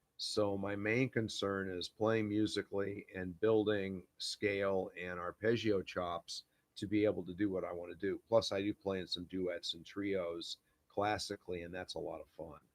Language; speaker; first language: English; native; English